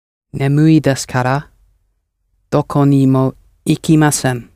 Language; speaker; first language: Japanese; non-native, learner; English